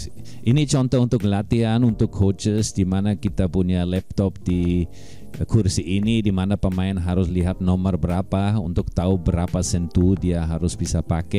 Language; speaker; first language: Indonesian; non-native, fluent; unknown